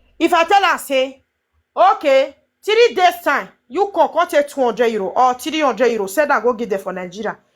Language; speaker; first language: Nigerian Pidgin; native; Nigerian Pidgin